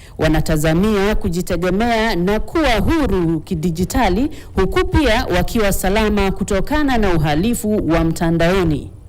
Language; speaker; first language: Swahili; non-native, local second language; Luo (Kenya and Tanzania)